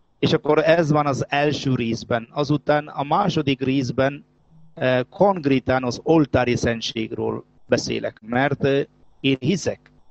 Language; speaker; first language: Hungarian; non-native, fluent; Malayalam